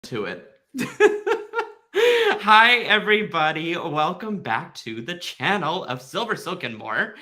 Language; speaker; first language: English; native; English